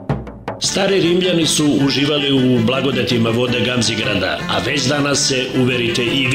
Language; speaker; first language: Serbian; native; Serbian